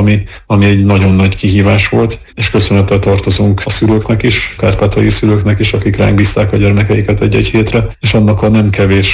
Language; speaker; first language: Hungarian; native; Hungarian